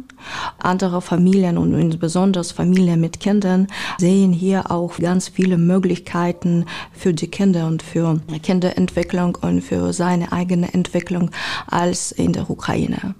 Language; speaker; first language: German; non-native, fluent; Ukrainian